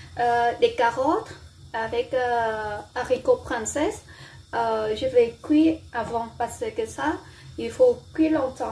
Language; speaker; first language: French; non-native, learner; Vietnamese